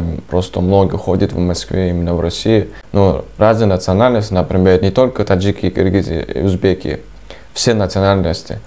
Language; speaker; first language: Russian; non-native, fluent; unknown